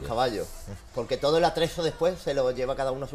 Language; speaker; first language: Spanish; native; Spanish